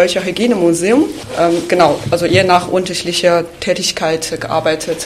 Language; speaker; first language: German; non-native, fluent; Chinese